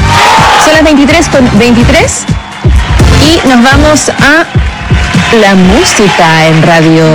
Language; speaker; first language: Spanish; native; Spanish